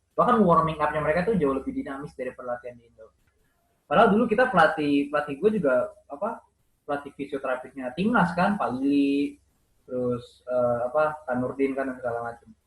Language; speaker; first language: Indonesian; native; Indonesian